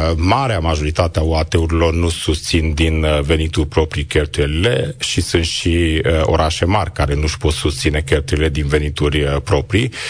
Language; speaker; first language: Romanian; non-native, local second language; Hungarian